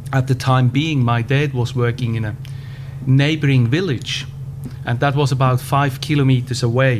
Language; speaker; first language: English; non-native, fluent; German